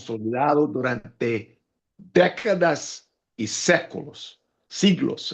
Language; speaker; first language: Spanish; non-native, fluent; English